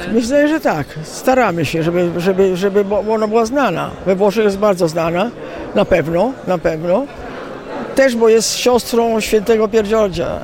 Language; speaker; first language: Polish; early bilingual, heritage; Italian